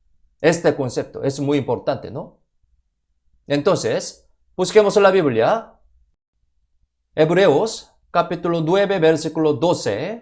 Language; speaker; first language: Spanish; non-native, fluent; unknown